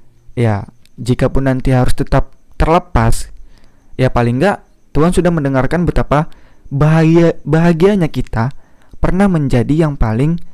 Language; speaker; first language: Indonesian; native; Indonesian